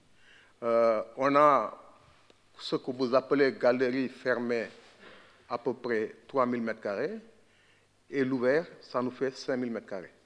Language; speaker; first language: French; non-native, local second language; Wolof